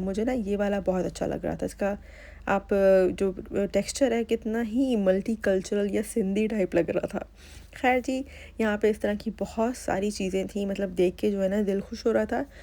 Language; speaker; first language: Urdu; native; Urdu